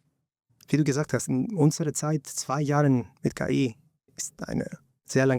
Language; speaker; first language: German; non-native, fluent; Greek